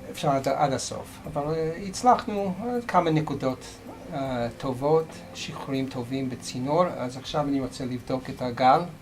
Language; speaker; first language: Hebrew; non-native, fluent; English